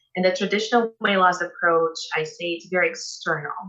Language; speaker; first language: English; non-native, fluent; Portuguese